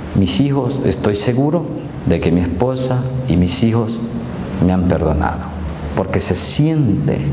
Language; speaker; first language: Spanish; native; Spanish